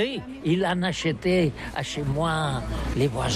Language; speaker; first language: French; non-native, learner; Catalan